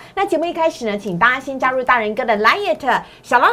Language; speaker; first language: Chinese; native; Chinese